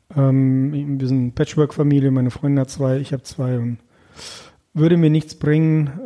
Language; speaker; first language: German; early bilingual, other home language; Russian